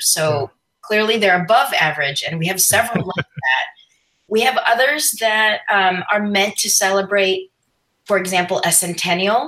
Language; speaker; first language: English; non-native, local second language; Filipino